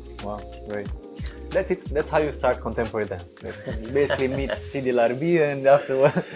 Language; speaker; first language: English; non-native, fluent; Romanian